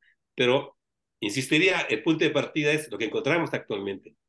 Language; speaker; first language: Spanish; native; Spanish